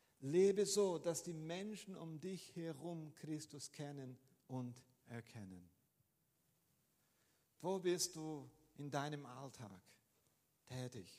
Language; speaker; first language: German; non-native, fluent; Portuguese